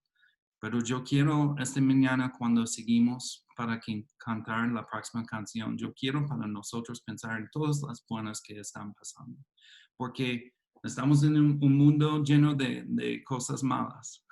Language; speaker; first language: Spanish; non-native, fluent; English